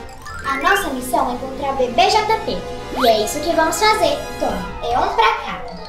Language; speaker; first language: Portuguese; native; Portuguese